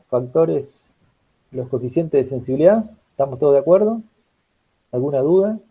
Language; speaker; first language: Spanish; native; Spanish